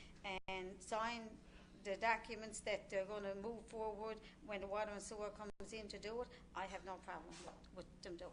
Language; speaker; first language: English; native; English